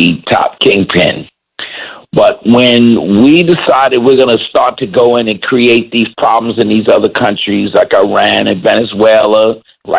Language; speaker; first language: English; native; English